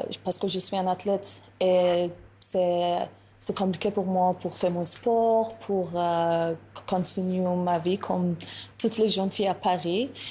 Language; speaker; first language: French; non-native, learner; Persian